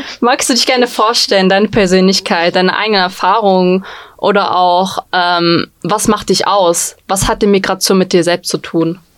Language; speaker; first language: German; early bilingual, other home language; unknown